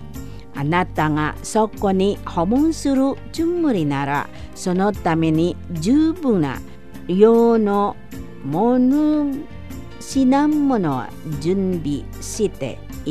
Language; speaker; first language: Japanese; non-native, fluent; Indonesian